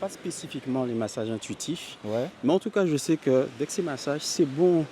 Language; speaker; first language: French; native; French